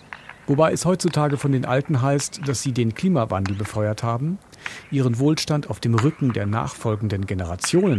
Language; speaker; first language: German; native; German